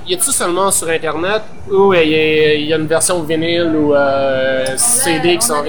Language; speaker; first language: French; native; French